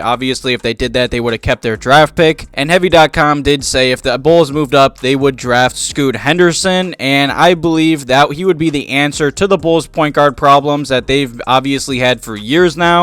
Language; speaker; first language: English; native; English